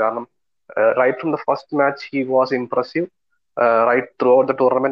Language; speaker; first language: English; non-native, local second language; Malayalam